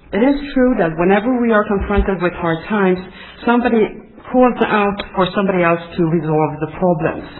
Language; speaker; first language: English; non-native, fluent; Swedish